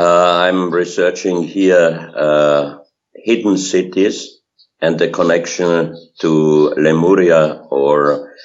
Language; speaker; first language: English; non-native, fluent; German